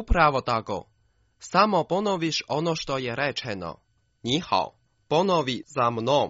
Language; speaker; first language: Croatian; non-native, fluent; Chinese